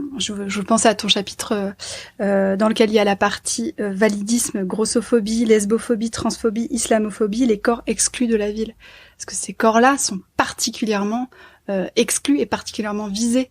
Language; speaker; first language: French; native; French